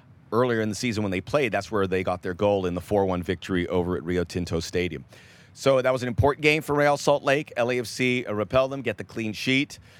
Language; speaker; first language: English; native; English